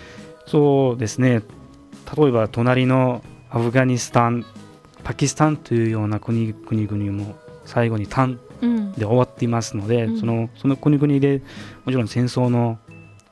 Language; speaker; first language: Japanese; non-native, fluent; Uzbek